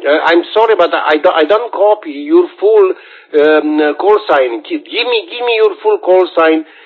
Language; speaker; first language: English; non-native, learner; Romanian